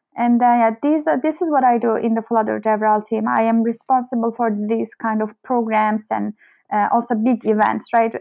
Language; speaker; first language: English; non-native, fluent; Turkish